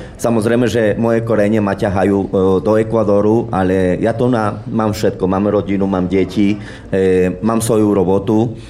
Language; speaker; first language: Slovak; non-native, fluent; Spanish